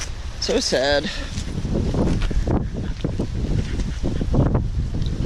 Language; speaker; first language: English; native; English